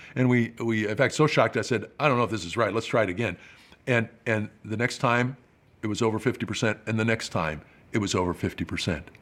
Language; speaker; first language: English; native; English